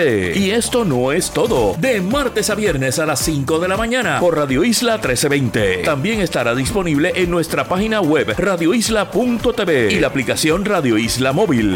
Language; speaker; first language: Spanish; native; Spanish